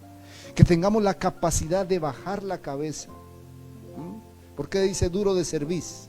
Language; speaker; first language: Spanish; native; Spanish